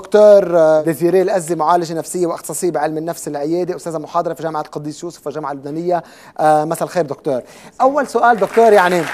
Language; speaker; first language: Arabic; native; Arabic